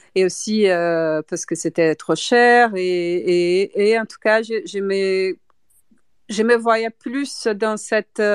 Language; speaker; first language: French; non-native, fluent; Portuguese